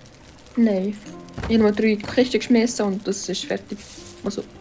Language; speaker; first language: German; native; German